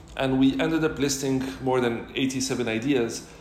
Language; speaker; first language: English; non-native, fluent; Arabic